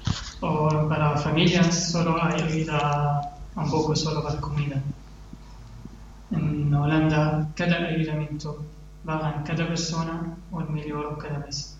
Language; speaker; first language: Spanish; non-native, learner; Arabic